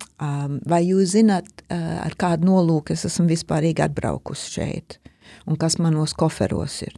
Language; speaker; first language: Latvian; early bilingual, heritage; Latvian